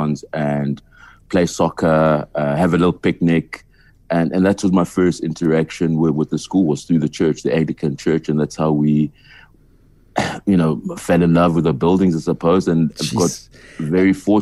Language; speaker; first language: English; non-native, local second language; Zulu